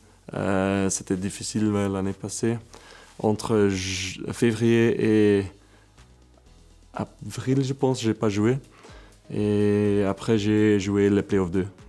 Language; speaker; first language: French; non-native, local second language; Dutch